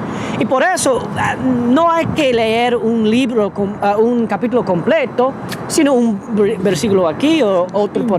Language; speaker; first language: Spanish; non-native, fluent; English